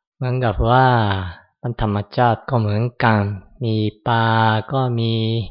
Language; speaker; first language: Thai; non-native, fluent; Japanese